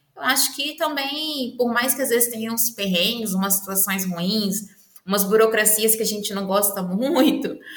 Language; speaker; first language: Portuguese; native; Portuguese